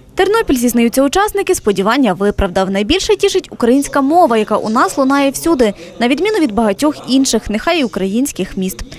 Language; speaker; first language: Ukrainian; native; Ukrainian